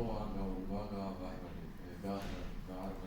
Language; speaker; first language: Estonian; non-native, learner; Russian